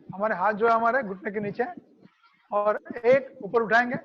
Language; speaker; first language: Hindi; non-native, local second language; Marathi